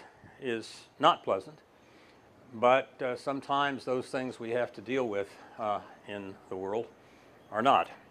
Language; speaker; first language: English; native; English